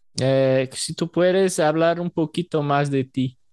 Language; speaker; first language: Spanish; non-native, learner; Portuguese